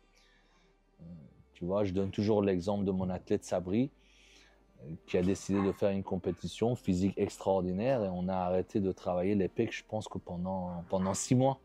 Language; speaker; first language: French; native; French